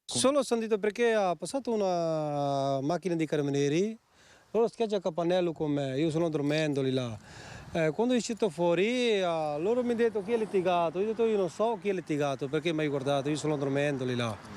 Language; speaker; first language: Italian; non-native, learner; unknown